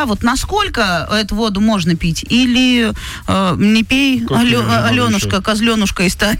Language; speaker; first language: Russian; native; Russian